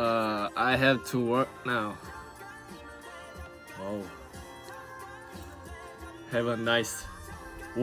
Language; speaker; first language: English; non-native, learner; Korean